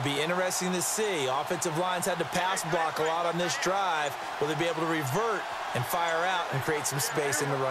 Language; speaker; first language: English; native; English